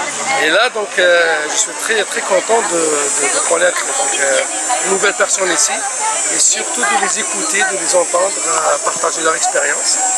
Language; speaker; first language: French; non-native, local second language; Arabic